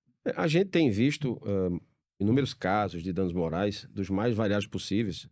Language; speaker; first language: Portuguese; native; Portuguese